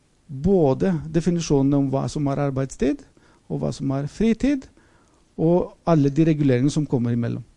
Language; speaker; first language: Norwegian; non-native, fluent; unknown